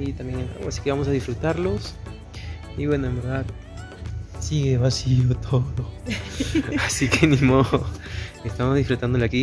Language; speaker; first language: Spanish; native; Spanish